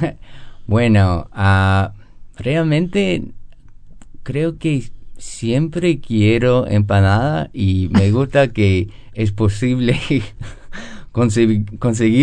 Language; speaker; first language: Spanish; non-native, learner; English